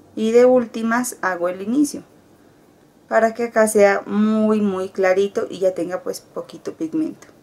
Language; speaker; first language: Spanish; native; Spanish